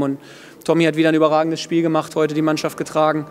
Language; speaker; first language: German; native; German